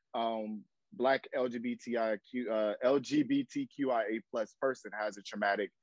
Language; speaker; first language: English; native; English